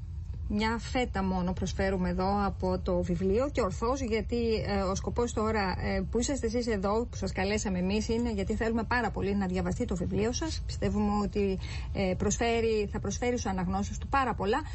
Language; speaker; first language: Greek; native; Greek